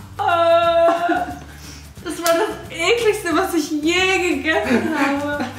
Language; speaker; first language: German; early bilingual, other home language; Russian